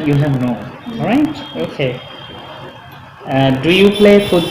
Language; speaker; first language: English; non-native, fluent; Bangla